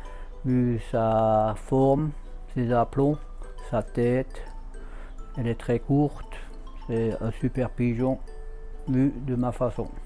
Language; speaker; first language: French; native; French